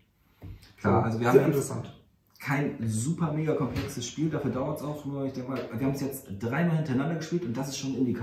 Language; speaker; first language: German; native; German